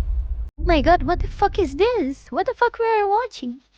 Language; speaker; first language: English; non-native, fluent; Portuguese